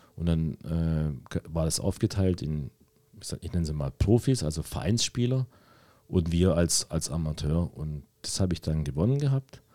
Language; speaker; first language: German; early bilingual, other home language; Hungarian